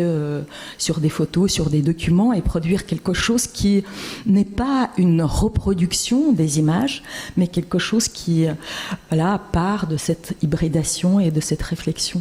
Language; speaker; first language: French; non-native, fluent; Russian